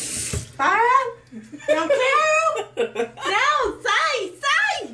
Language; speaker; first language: Portuguese; non-native, fluent; English